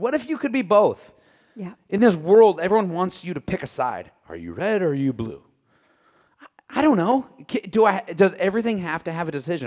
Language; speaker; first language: English; native; English